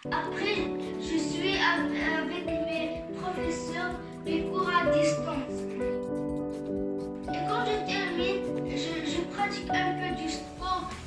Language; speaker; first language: French; non-native, fluent; Arabic